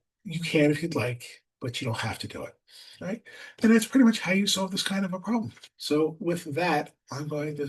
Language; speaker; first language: English; native; English